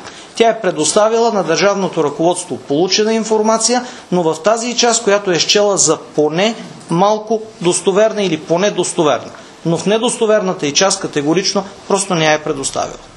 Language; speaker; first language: Bulgarian; native; Bulgarian